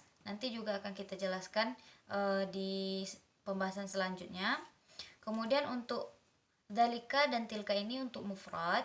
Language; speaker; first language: Indonesian; native; Indonesian